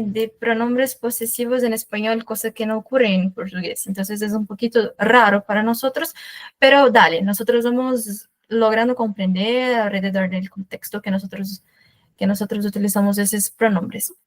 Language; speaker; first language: Spanish; non-native, fluent; Portuguese